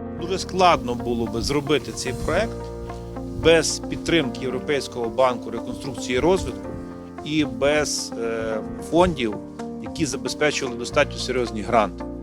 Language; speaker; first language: Ukrainian; native; Ukrainian